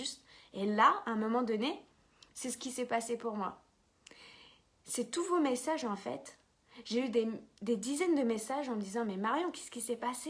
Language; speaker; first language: French; native; French